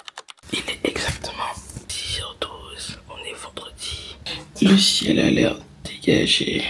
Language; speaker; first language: French; native; French